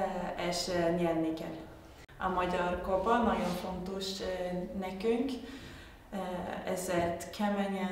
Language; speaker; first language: Hungarian; non-native, learner; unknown